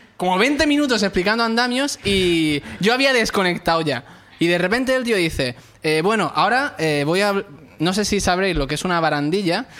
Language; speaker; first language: Spanish; early bilingual, other home language; Arabic